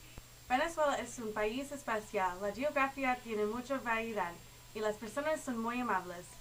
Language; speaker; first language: Spanish; non-native, learner; English